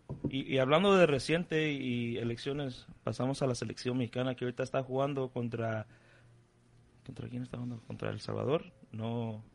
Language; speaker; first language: Spanish; native; Spanish